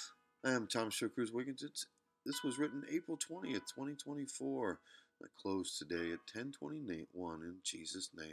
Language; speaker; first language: English; native; English